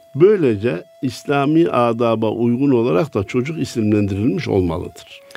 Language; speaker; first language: Turkish; native; Turkish